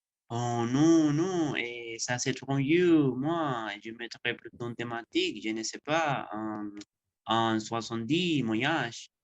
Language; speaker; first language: French; non-native, learner; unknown